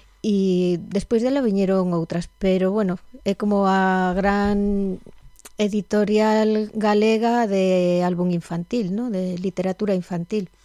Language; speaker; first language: Galician; native; Galician